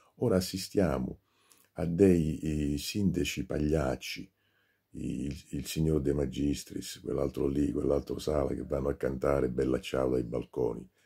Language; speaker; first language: Italian; native; Italian